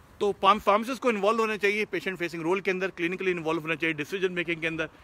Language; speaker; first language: Urdu; native; Urdu